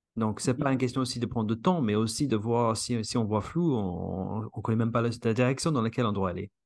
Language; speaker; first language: French; non-native, fluent; English